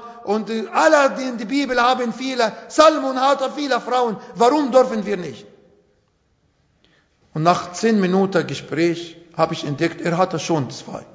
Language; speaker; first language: German; non-native, fluent; Arabic